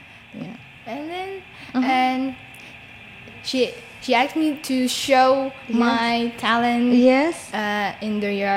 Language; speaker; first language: English; non-native, learner; Indonesian